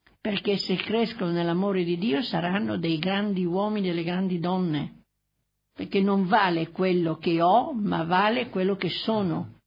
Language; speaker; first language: Italian; native; Italian